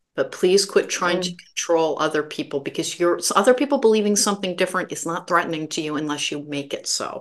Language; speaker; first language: English; native; English